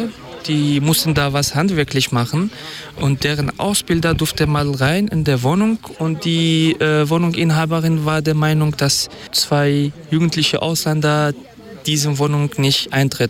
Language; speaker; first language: German; non-native, fluent; Kurdish